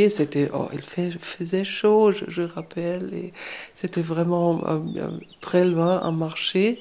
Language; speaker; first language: French; non-native, fluent; German